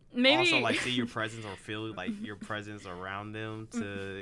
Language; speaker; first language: English; native; English